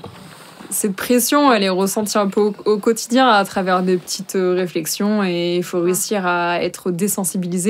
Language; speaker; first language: French; native; French